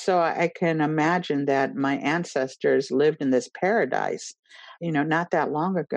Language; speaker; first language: English; native; English